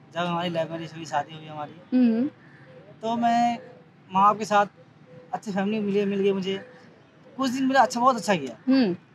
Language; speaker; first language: Hindi; native; Hindi